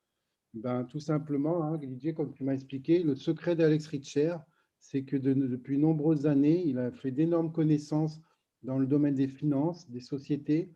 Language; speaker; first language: French; native; French